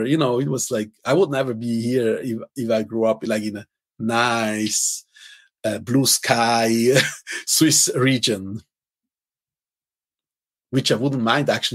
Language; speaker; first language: English; non-native, fluent; Italian